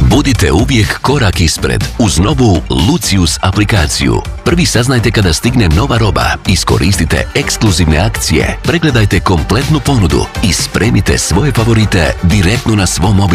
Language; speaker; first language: Serbian; native; Serbian